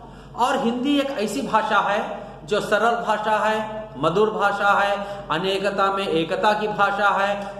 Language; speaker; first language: Hindi; non-native, local second language; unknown